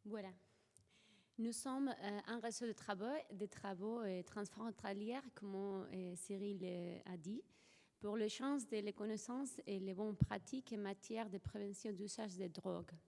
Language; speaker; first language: French; non-native, fluent; Spanish